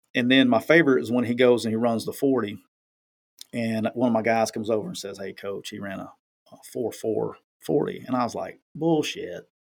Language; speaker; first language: English; native; English